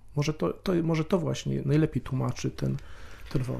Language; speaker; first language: Polish; native; Polish